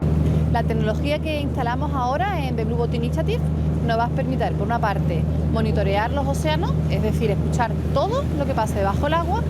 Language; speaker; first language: Spanish; native; Spanish